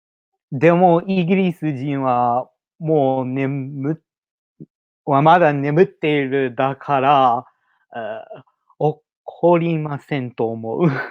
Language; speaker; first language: Japanese; non-native, learner; English